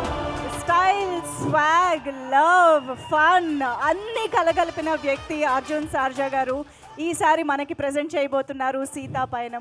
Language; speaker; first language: Telugu; native; Telugu